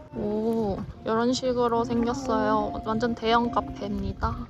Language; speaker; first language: Korean; native; Korean